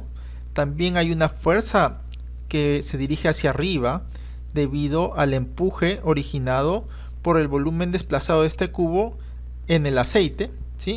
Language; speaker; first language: Spanish; native; Spanish